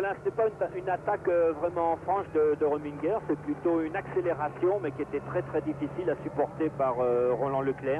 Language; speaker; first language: French; native; French